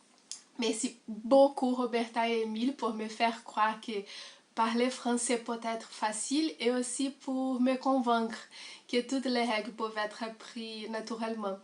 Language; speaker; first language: French; non-native, fluent; Portuguese